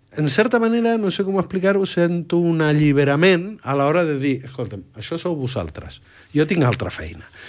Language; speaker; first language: Catalan; native; Catalan